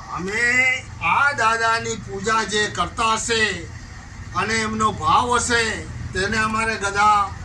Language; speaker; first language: Gujarati; non-native, local second language; Bhili